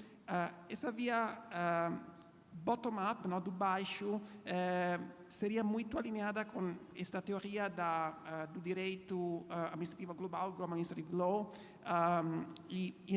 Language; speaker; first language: Portuguese; non-native, fluent; Italian